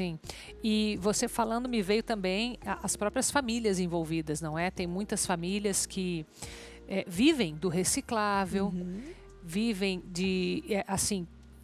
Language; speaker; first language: Portuguese; native; Portuguese